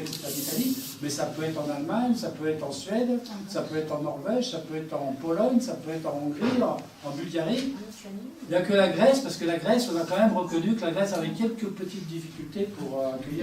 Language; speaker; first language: French; native; French